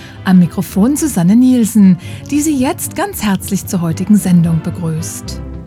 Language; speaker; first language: German; native; German